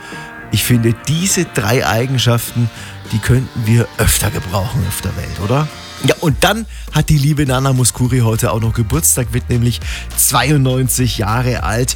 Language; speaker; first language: German; native; German